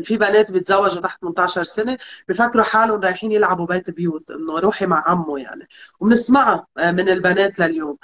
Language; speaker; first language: Arabic; native; Arabic